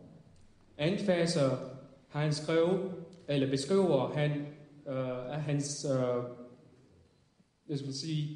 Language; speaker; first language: Danish; non-native, fluent; Vietnamese